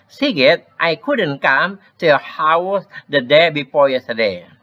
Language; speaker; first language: English; non-native, fluent; Indonesian